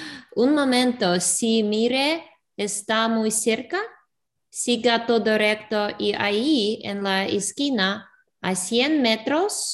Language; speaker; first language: Spanish; non-native, learner; English